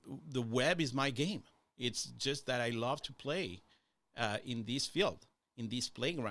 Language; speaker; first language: English; non-native, fluent; French